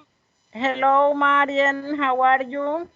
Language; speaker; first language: English; non-native, fluent; Spanish